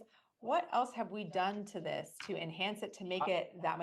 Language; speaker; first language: English; native; English